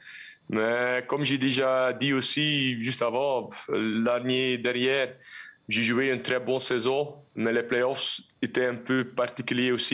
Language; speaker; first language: French; non-native, local second language; Dutch